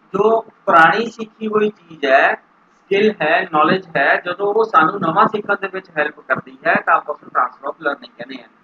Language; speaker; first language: Hindi; non-native, local second language; Punjabi